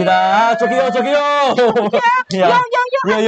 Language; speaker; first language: Korean; non-native, learner; English